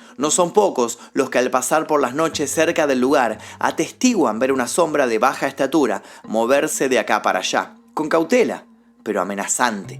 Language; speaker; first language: Spanish; native; Spanish